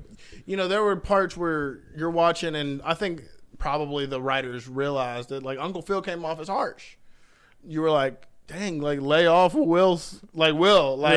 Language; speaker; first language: English; native; English